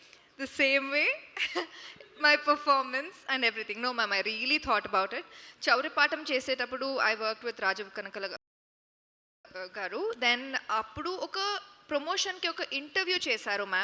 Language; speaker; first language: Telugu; non-native, local second language; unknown